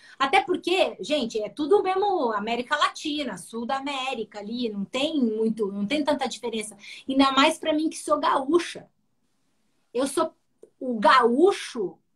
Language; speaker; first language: Portuguese; early bilingual, heritage; Portuguese